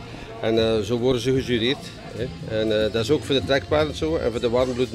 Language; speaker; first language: Dutch; native; Dutch